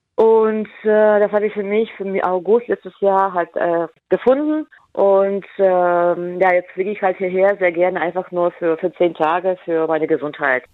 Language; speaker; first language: German; non-native, fluent; Ukrainian